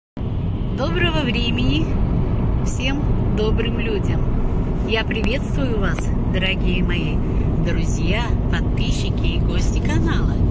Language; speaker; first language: Russian; native; Russian